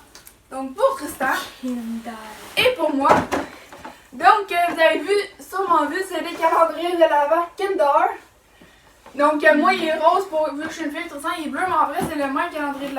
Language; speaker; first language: French; native; French